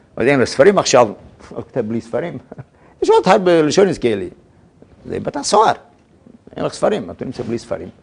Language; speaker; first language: Hebrew; non-native, fluent; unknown